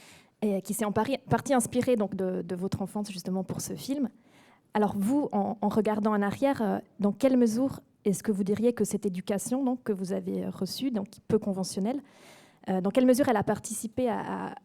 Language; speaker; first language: French; native; French